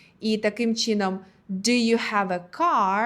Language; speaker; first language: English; non-native, fluent; Ukrainian